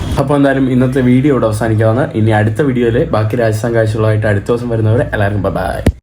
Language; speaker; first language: Malayalam; native; Malayalam